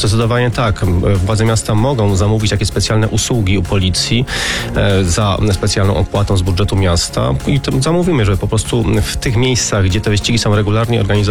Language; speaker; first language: Polish; native; Polish